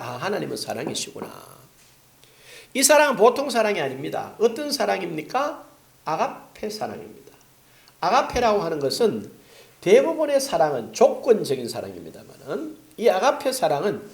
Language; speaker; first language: Korean; native; Korean